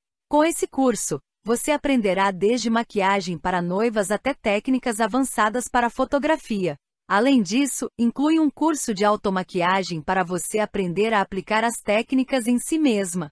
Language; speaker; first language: Portuguese; native; Portuguese